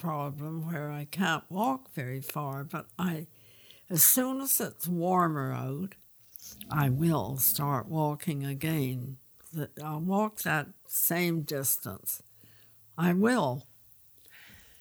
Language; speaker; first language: English; native; English